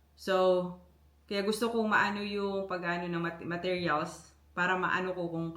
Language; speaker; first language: Filipino; native; Filipino